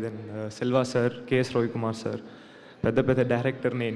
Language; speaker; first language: Telugu; non-native, learner; Tamil